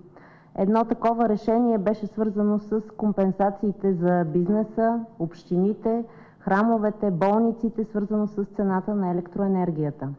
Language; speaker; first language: Bulgarian; native; Bulgarian